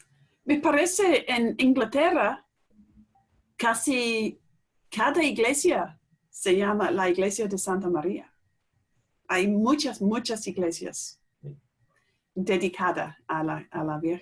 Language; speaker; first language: Spanish; non-native, fluent; English